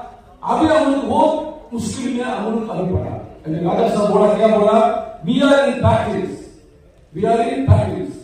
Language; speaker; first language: Hindi; non-native, local second language; Tamil